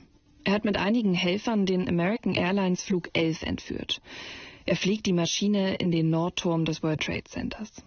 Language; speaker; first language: German; native; German